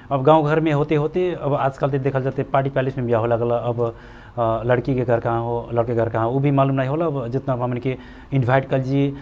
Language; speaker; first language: Bhojpuri; non-native, local second language; Dangaura Tharu